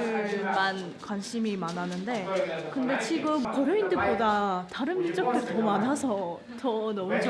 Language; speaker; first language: Korean; non-native, fluent; Russian